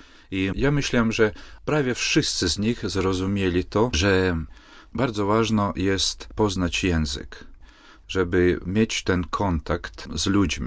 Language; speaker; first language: Polish; non-native, fluent; Latvian